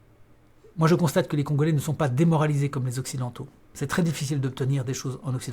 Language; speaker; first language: French; native; French